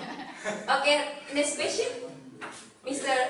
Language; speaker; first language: English; non-native, learner; Indonesian